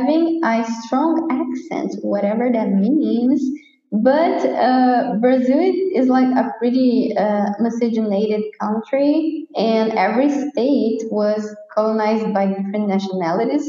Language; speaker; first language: English; non-native, fluent; Portuguese